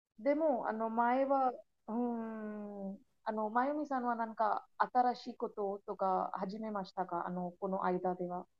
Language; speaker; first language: Japanese; non-native, learner; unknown